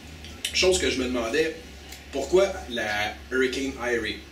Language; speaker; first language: French; native; French